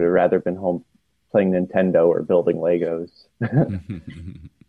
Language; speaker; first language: English; native; English